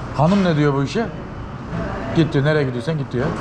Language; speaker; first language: Turkish; native; Turkish